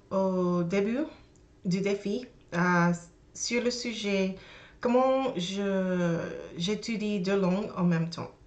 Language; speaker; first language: French; non-native, learner; English